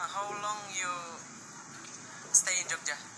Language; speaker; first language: English; non-native, learner; Indonesian